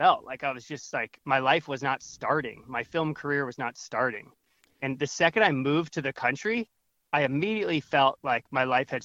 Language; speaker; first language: English; native; English